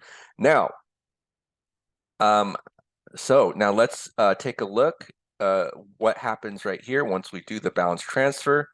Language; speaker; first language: English; early bilingual, other home language; Korean